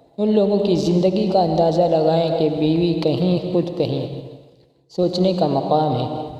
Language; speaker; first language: Urdu; non-native, local second language; Punjabi